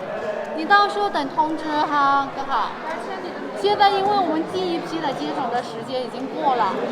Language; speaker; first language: Chinese; native; Chinese